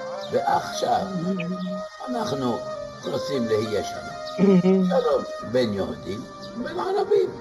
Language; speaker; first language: Hebrew; non-native, local second language; Arabic